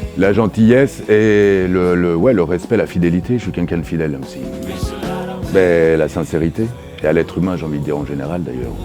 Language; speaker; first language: French; native; French